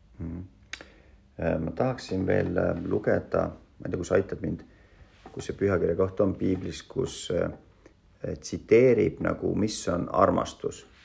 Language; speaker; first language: Estonian; non-native, local second language; Russian